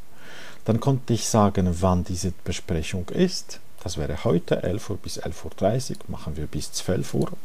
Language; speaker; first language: German; non-native, fluent; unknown